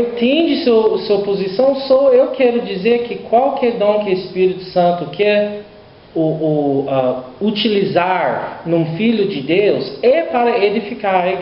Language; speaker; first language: Portuguese; non-native, learner; English